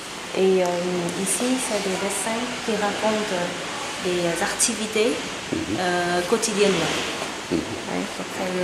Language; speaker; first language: French; non-native, fluent; Vietnamese